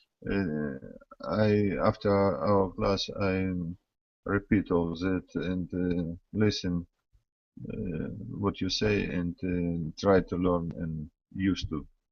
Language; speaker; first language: English; non-native, learner; Russian